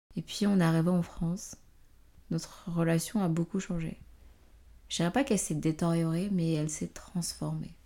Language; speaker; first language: French; native; French